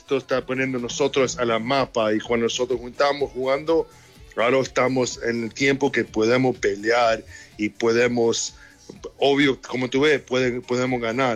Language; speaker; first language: Spanish; early bilingual, heritage; English